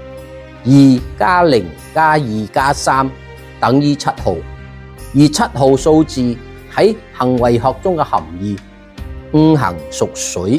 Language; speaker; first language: Chinese; non-native, local second language; Cantonese